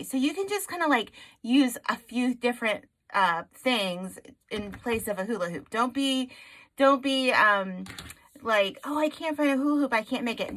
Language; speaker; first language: English; native; English